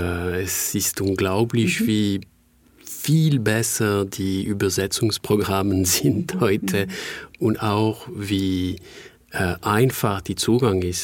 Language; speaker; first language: German; non-native, fluent; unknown